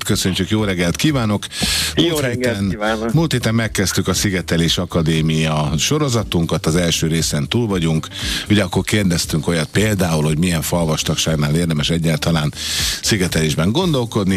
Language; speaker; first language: Hungarian; native; Hungarian